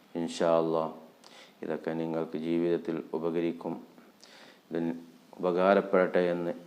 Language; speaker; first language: Malayalam; native; Malayalam